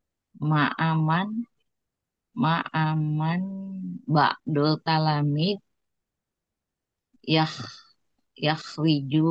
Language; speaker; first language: Arabic; non-native, learner; Indonesian